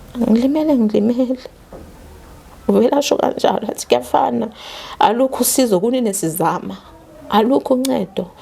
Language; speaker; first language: Zulu; native; Zulu